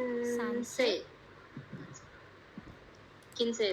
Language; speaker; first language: Japanese; non-native, learner; Hindi